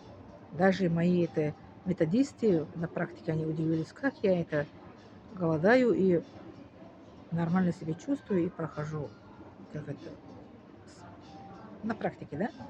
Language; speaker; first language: Russian; non-native, fluent; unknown